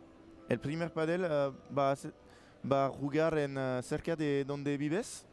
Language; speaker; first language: Spanish; non-native, learner; French